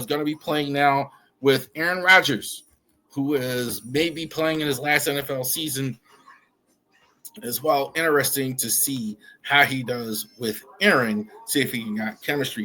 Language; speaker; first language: English; native; English